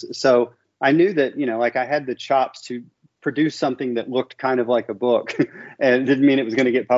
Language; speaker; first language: English; native; English